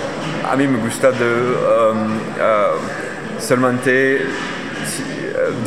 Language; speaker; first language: Spanish; non-native, learner; French